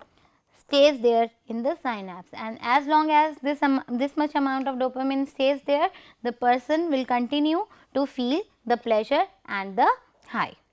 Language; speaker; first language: English; non-native, local second language; Hindi